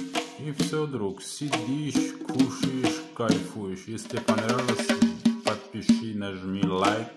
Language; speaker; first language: Russian; non-native, fluent; Tajik